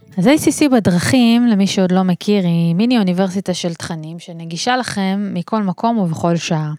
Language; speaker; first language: Hebrew; native; Hebrew